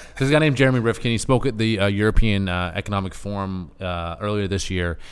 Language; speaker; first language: English; native; English